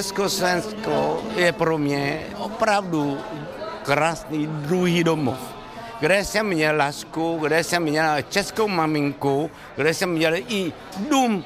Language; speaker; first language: Czech; non-native, fluent; Vietnamese